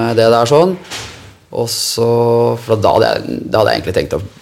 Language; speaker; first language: Norwegian; native; Norwegian